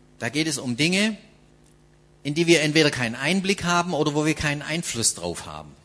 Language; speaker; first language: German; native; German